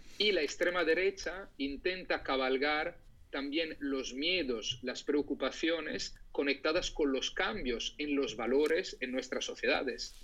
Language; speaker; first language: Spanish; non-native, fluent; Italian